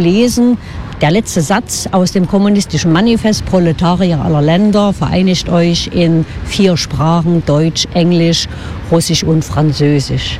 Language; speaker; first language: German; native; German